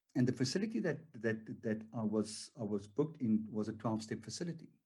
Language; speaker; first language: English; non-native, local second language; Afrikaans